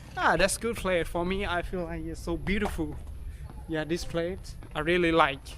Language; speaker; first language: English; non-native, learner; Thai